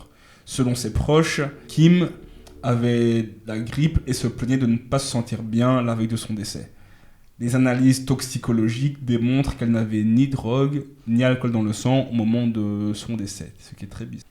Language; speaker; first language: French; native; French